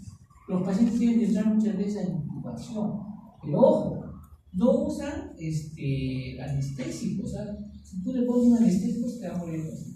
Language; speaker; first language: Spanish; native; Spanish